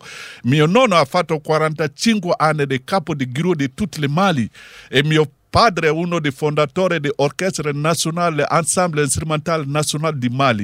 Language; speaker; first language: Italian; non-native, learner; Bambara